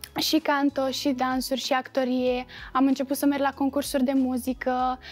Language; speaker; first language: Romanian; native; Romanian